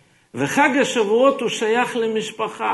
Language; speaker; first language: Hebrew; non-native, fluent; Russian